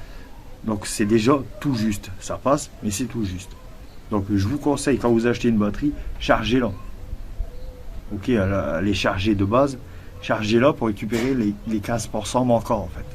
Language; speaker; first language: French; native; French